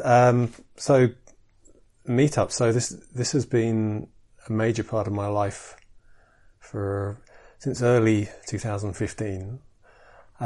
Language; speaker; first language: English; native; English